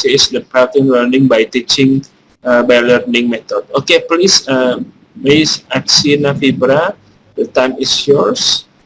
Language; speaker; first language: English; non-native, fluent; Indonesian